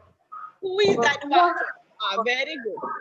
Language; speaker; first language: English; non-native, local second language; Malayalam